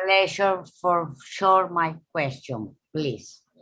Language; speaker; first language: English; non-native, learner; Spanish